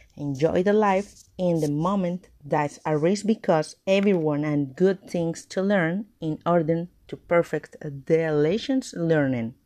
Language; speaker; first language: English; non-native, learner; Spanish